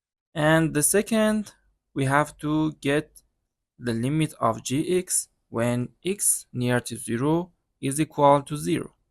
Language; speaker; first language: English; non-native, learner; Persian